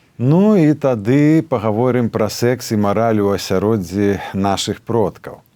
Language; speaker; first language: Belarusian; native; Belarusian